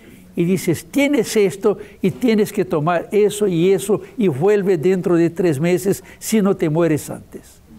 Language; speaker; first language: Spanish; non-native, fluent; Portuguese